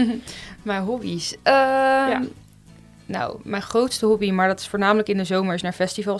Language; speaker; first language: Dutch; native; Dutch